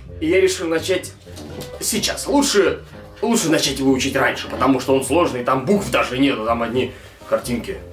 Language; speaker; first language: Russian; native; Russian